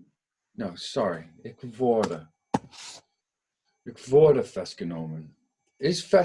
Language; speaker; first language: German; non-native, fluent; English